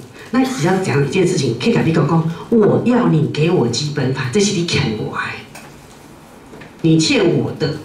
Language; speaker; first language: Chinese; non-native, local second language; Min Nan Chinese